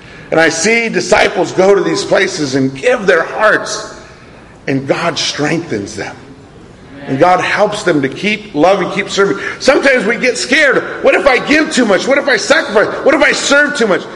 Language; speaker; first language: English; native; English